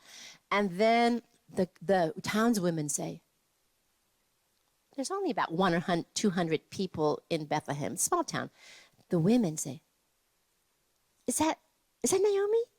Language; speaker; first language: English; native; English